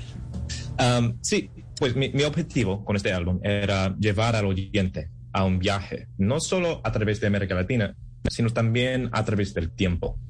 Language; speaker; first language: Spanish; non-native, fluent; English